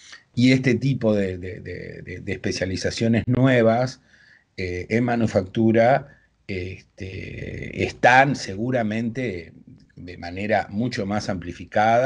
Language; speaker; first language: Spanish; native; Spanish